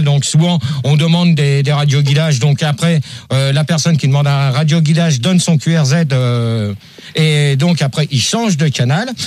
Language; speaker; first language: French; native; French